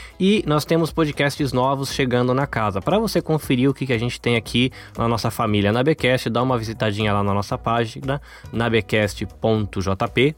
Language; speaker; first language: Portuguese; native; Portuguese